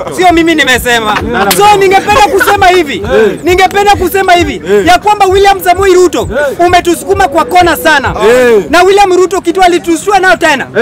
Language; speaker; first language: Swahili; native; Swahili